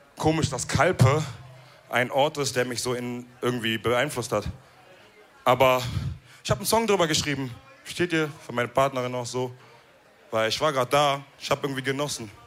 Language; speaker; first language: German; early bilingual, other home language; Wolof